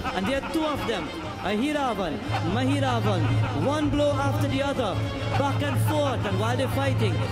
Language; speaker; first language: English; native; English